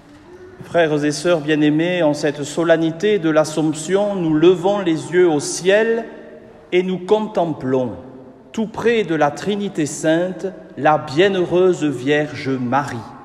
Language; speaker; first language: French; native; French